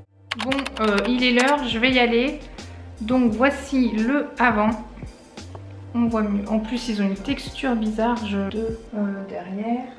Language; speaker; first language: French; native; French